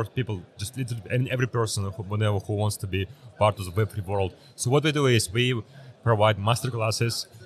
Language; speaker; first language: English; early bilingual, other home language; Uzbek